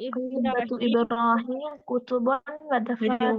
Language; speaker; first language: Arabic; non-native, learner; Tamil